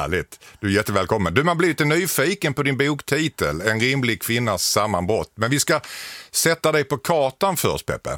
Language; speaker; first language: Swedish; native; Swedish